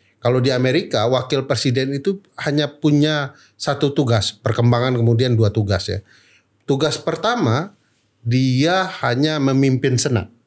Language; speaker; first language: Indonesian; non-native, local second language; Minangkabau